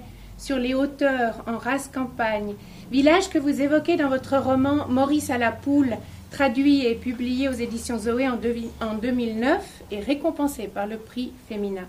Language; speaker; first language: French; native; French